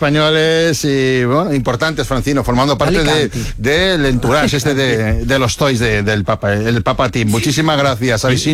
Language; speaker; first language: Spanish; native; Spanish